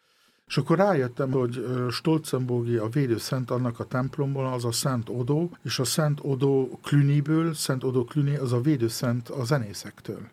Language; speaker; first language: Hungarian; early bilingual, heritage; Hungarian